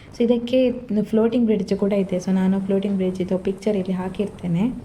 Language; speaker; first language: Kannada; non-native, local second language; Tulu